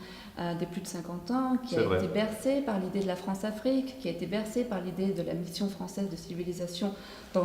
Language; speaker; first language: French; native; French